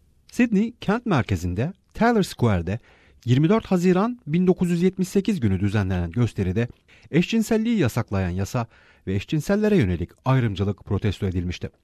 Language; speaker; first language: Turkish; native; Turkish